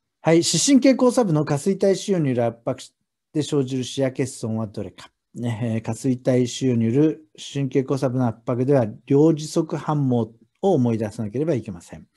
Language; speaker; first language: Japanese; native; Japanese